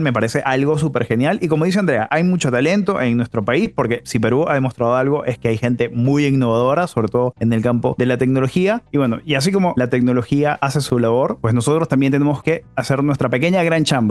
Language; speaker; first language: Spanish; native; Spanish